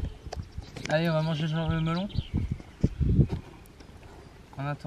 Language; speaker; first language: French; native; French